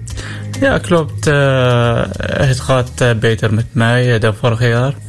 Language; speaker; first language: Dutch; non-native, learner; Arabic